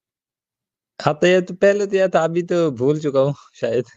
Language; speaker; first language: Hindi; non-native, learner; Bangla